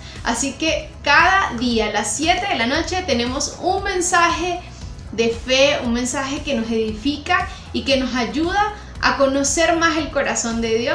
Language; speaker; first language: Spanish; native; Spanish